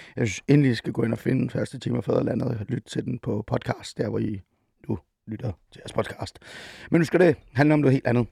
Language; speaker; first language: Danish; early bilingual, other home language; Persian